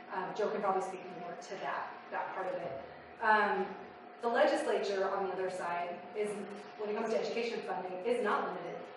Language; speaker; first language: English; native; English